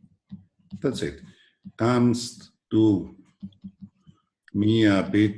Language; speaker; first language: German; non-native, fluent; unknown